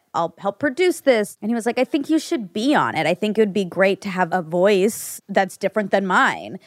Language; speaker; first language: English; early bilingual, other home language; Hindi